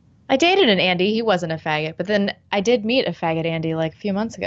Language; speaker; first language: English; native; English